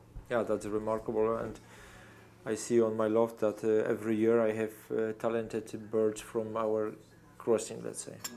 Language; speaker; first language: English; non-native, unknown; Polish